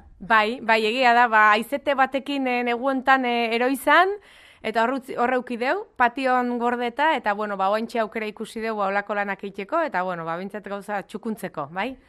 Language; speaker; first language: Basque; native; Basque